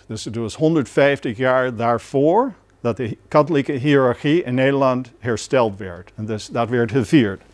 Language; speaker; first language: Dutch; non-native, fluent; English